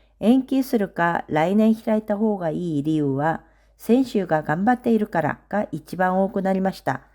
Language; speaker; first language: Japanese; non-native, fluent; Korean